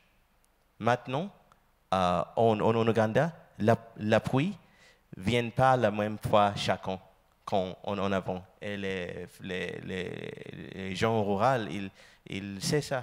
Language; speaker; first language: French; non-native, learner; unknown